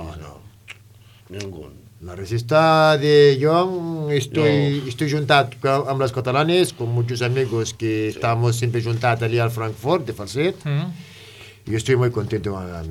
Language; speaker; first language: Catalan; non-native, learner; Riffian